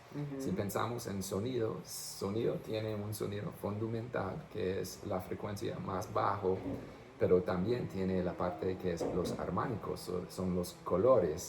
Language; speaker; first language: Spanish; non-native, fluent; English